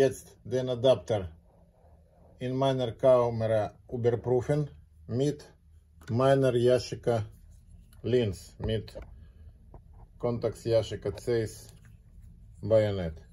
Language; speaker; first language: German; non-native, learner; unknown